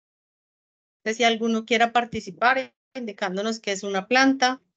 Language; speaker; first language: Spanish; native; Spanish